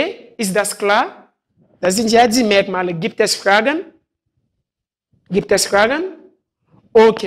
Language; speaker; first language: German; non-native, fluent; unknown